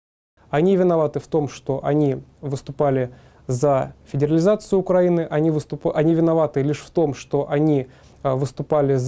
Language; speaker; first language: Russian; native; Russian